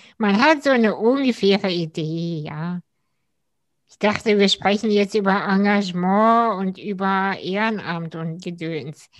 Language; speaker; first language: German; early bilingual, other home language; Russian